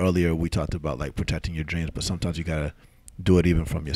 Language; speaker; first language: English; native; English